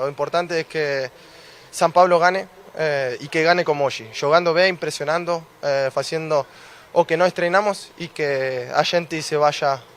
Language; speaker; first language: Portuguese; non-native, fluent; Spanish